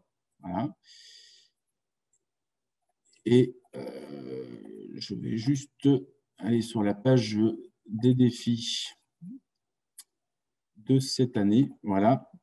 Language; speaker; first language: French; native; French